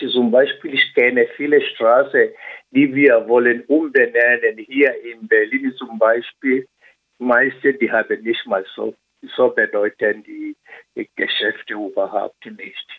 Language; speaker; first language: German; non-native, learner; Swahili